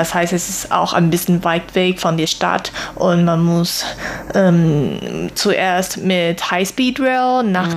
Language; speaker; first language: German; non-native, learner; Chinese